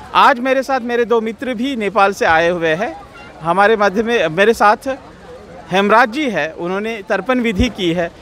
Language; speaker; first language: Hindi; non-native, local second language; Marathi